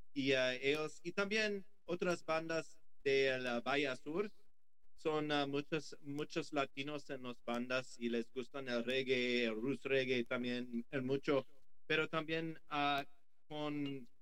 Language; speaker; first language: Spanish; non-native, learner; English